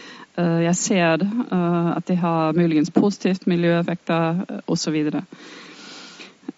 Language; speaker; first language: Norwegian; non-native, fluent; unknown